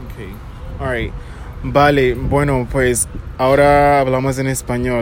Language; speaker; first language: Spanish; non-native, fluent; English